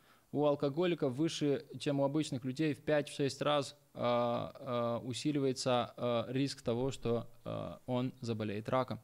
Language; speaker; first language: Russian; native; Russian